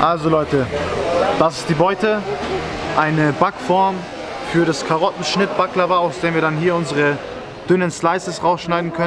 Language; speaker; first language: German; native; German